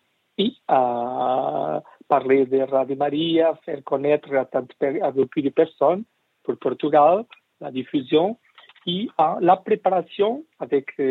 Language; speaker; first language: French; non-native, learner; Portuguese